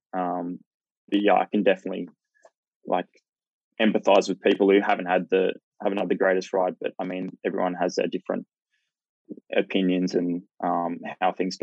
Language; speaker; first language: English; native; English